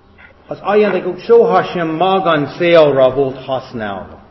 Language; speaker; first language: Hungarian; non-native, fluent; English